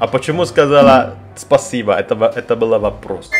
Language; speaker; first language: Russian; non-native, learner; Indonesian